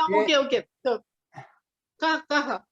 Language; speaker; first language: Hebrew; non-native, learner; Japanese